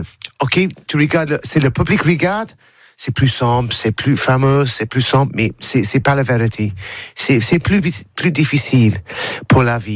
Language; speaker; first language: French; non-native, learner; English